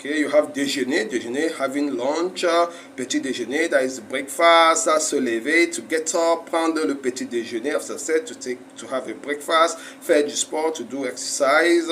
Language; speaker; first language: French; non-native, fluent; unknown